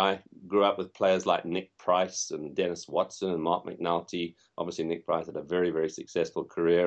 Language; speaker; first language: English; native; English